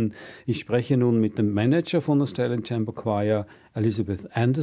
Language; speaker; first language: German; native; German